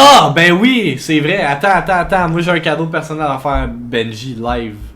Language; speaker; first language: French; native; French